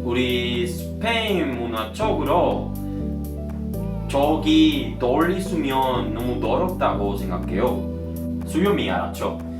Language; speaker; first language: Korean; non-native, learner; Spanish